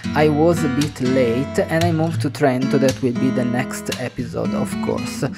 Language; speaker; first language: English; non-native, fluent; Italian